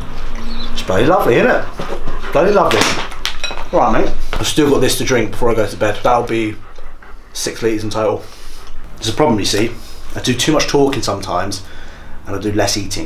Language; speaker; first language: English; native; English